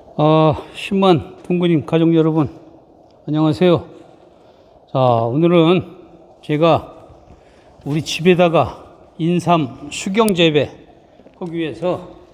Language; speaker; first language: Korean; native; Korean